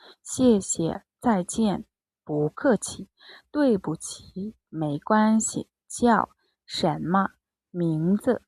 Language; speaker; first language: Chinese; non-native, fluent; Mongolian